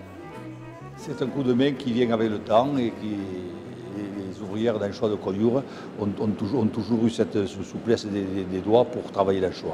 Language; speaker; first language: French; native; French